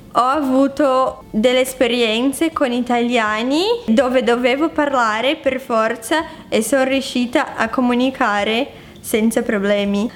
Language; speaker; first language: Italian; non-native, fluent; Portuguese